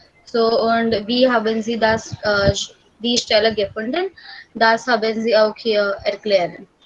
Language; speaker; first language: German; non-native, learner; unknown